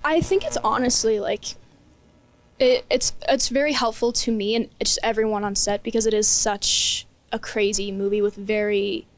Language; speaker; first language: English; native; English